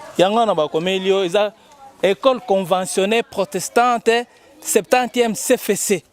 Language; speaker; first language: Lingala; native; Lingala